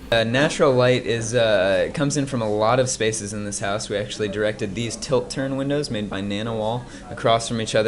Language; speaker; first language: English; native; English